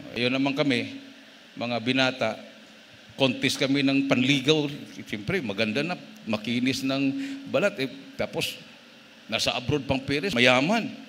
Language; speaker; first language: Filipino; non-native, local second language; Cebuano